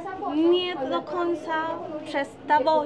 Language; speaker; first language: Polish; non-native, learner; Spanish